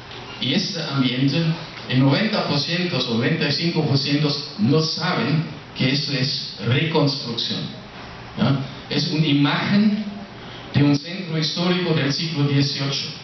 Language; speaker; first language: Spanish; non-native, fluent; German